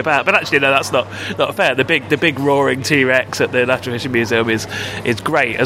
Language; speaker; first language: English; native; English